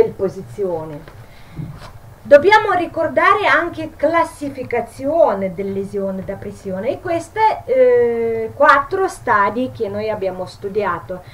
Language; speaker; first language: Italian; non-native, learner; Russian